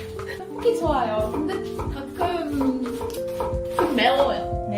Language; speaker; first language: Korean; non-native, learner; Polish